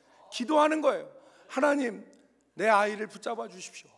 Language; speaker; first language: Korean; native; Korean